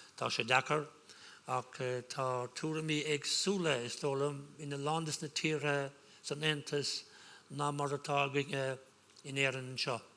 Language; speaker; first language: Irish; non-native, local second language; English